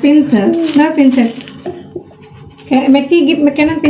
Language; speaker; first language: German; non-native, learner; Indonesian